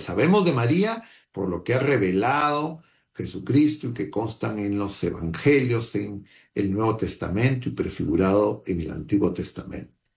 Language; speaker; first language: Spanish; native; Spanish